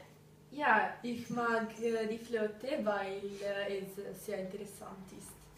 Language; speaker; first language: German; non-native, learner; Italian